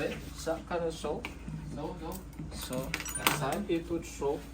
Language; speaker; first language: English; non-native, learner; Malagasy